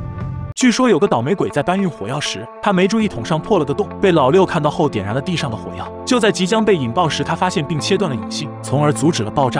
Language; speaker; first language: Chinese; native; Chinese